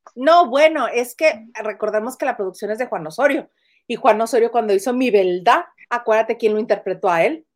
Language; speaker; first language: Spanish; native; Spanish